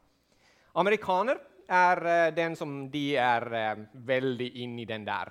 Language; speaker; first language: Swedish; non-native, fluent; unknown